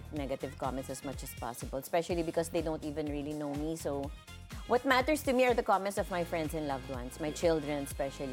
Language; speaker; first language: English; non-native, local second language; Filipino